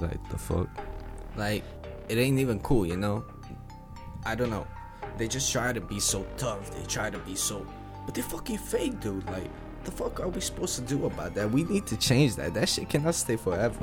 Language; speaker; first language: English; non-native, fluent; Dutch